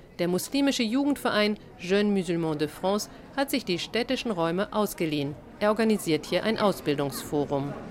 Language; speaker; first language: German; native; German